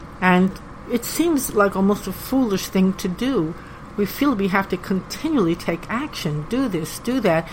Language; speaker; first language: English; native; English